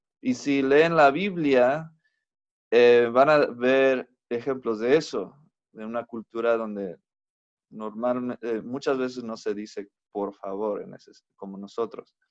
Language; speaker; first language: Spanish; non-native, fluent; English